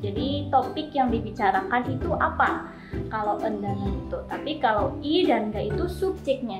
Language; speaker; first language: Indonesian; native; Indonesian